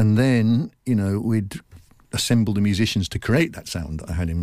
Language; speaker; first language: English; native; English